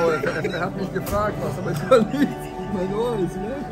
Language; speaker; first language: German; non-native, fluent; Russian